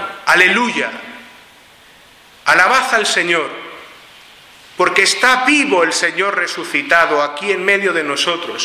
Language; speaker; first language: Spanish; native; Spanish